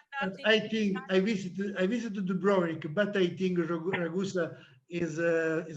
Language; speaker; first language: English; non-native, learner; Italian